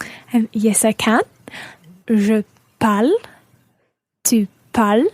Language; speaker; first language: French; non-native, learner; English